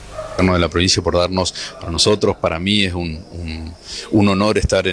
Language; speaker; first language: Spanish; native; Spanish